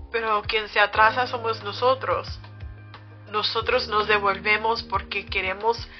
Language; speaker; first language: Spanish; early bilingual, other home language; English